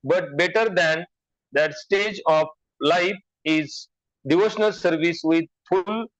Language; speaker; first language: English; non-native, local second language; Marathi